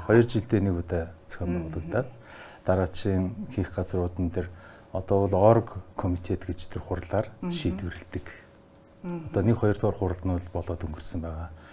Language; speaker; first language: Mongolian; non-native, local second language; Buriat